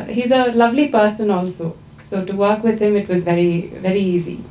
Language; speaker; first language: Kannada; non-native, fluent; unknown